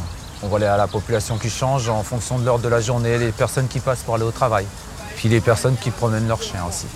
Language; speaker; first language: French; native; French